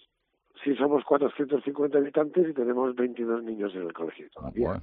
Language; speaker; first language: Spanish; native; Spanish